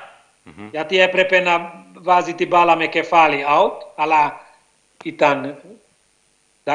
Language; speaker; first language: Greek; non-native, learner; Hungarian